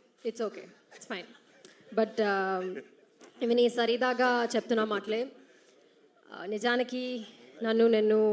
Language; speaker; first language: Telugu; non-native, learner; Malayalam